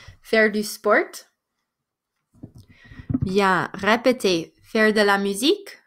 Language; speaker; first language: French; non-native, fluent; English